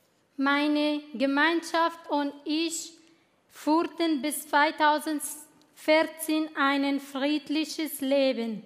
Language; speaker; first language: German; non-native, fluent; Kurdish